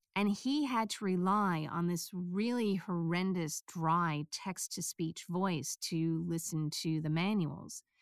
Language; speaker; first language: English; native; English